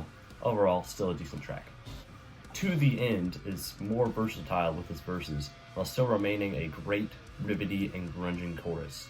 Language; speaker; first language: English; native; English